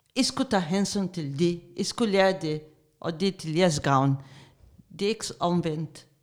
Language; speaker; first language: Danish; non-native, fluent; Arabic